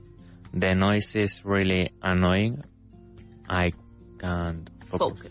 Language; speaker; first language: English; non-native, fluent; Spanish